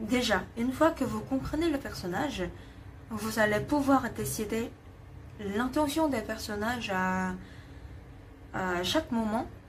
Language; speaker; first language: French; non-native, fluent; Korean